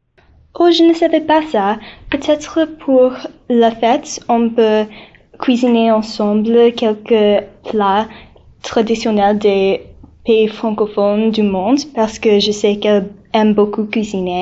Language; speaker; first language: French; non-native, learner; English